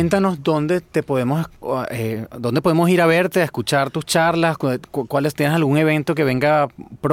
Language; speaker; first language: Spanish; native; Spanish